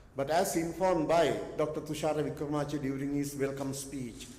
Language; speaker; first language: English; non-native, local second language; Sinhala